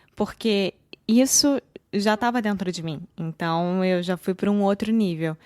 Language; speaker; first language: Portuguese; native; Portuguese